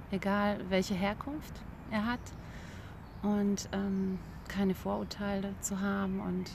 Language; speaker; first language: German; early bilingual, other home language; Bosnian